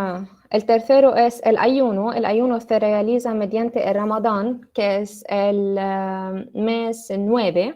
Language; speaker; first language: Spanish; non-native, learner; Arabic